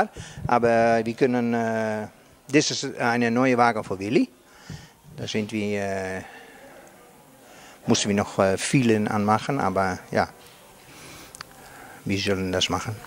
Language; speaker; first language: German; non-native, learner; Dutch